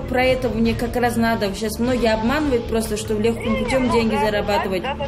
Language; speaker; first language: Russian; non-native, local second language; Kazakh